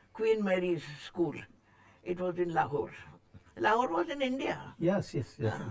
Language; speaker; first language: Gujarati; non-native, local second language; Marathi